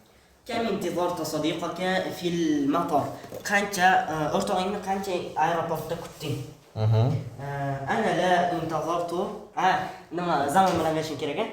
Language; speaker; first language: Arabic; non-native, learner; Uzbek